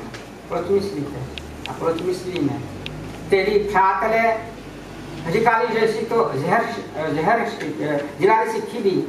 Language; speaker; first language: Czech; non-native, fluent; Ukrainian